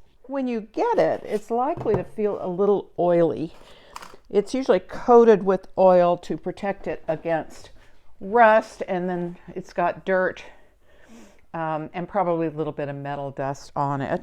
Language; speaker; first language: English; native; English